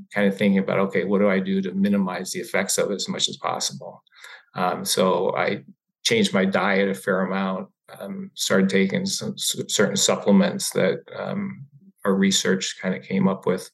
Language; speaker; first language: English; native; English